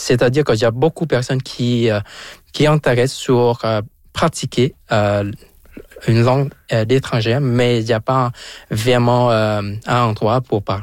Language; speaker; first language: French; non-native, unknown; Vietnamese